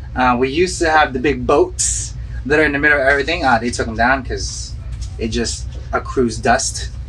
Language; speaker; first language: English; early bilingual, other home language; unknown